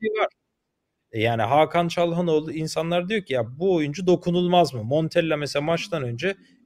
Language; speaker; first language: Turkish; native; Turkish